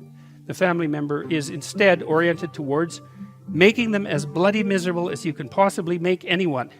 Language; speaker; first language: English; native; English